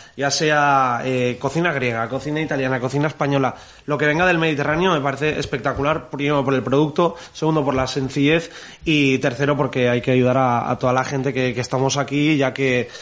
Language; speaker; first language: Spanish; native; Spanish